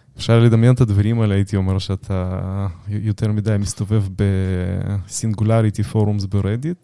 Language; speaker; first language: Hebrew; native; Hebrew